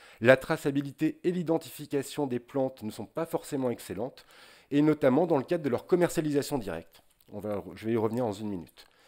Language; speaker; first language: French; native; French